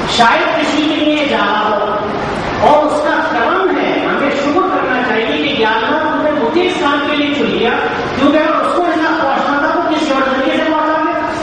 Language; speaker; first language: Urdu; native; Urdu